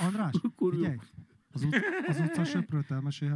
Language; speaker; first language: Hungarian; native; Hungarian